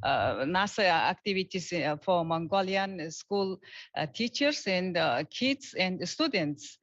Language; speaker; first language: English; non-native, learner; Mongolian